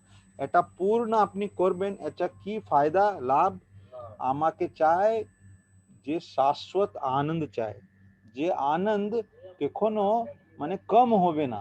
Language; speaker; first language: Bangla; non-native, learner; Hindi